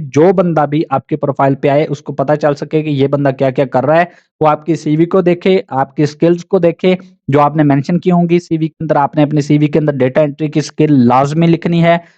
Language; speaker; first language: Urdu; non-native, local second language; Punjabi